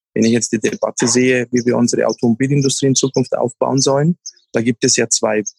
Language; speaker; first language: German; native; German